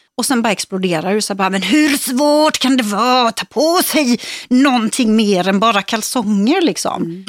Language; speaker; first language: Swedish; native; Swedish